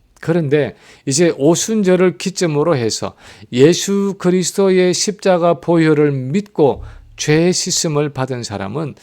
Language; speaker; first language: Korean; native; Korean